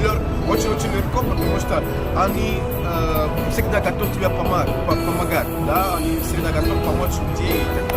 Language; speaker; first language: Russian; non-native, fluent; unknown